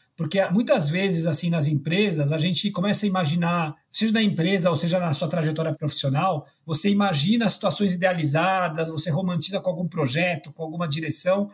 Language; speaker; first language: Portuguese; early bilingual, other home language; Spanish